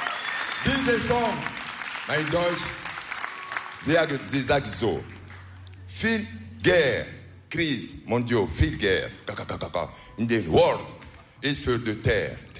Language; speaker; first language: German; non-native, learner; French